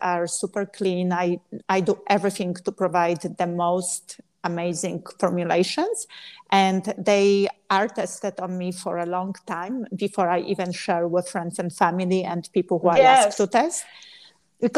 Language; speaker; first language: English; non-native, fluent; Polish